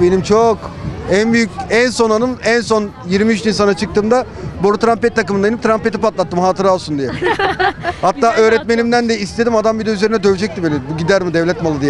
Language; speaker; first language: Turkish; native; Turkish